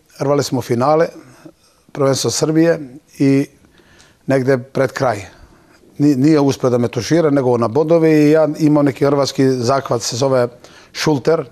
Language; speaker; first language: Bosnian; non-native, local second language; Turkish